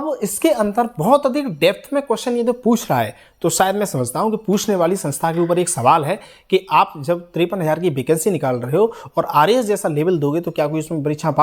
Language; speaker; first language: Hindi; native; Hindi